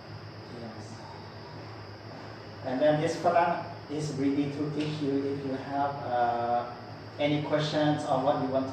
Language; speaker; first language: English; non-native, learner; Lao